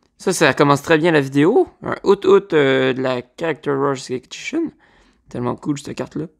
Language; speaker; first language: French; native; French